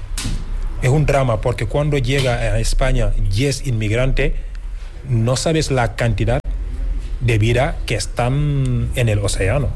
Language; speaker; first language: Spanish; non-native, fluent; Wolof